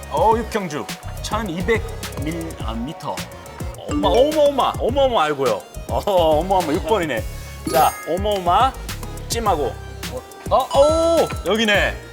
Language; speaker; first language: Korean; non-native, fluent; English